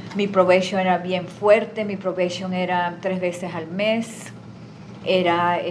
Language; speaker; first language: Spanish; native; Spanish